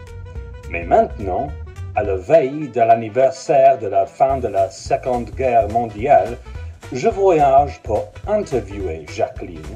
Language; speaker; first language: French; non-native, learner; English